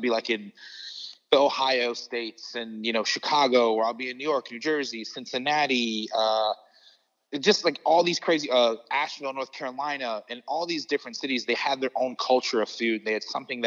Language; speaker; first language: English; native; English